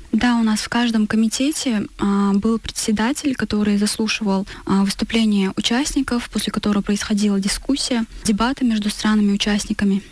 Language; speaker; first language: Russian; non-native, local second language; Chechen